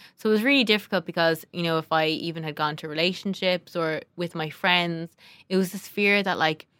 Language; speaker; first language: English; native; English